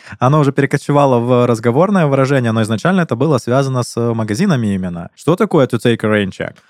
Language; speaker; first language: Russian; native; Russian